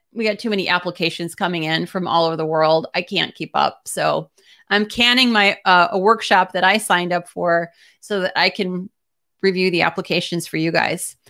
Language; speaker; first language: English; native; English